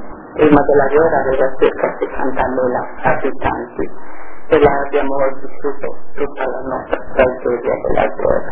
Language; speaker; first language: Italian; native; Italian